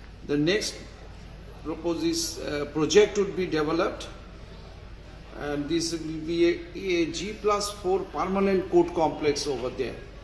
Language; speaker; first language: English; non-native, local second language; Bangla